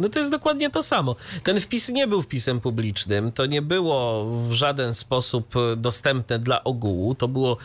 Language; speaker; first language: Polish; native; Polish